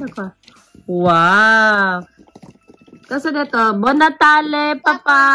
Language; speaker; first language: Italian; non-native, fluent; Filipino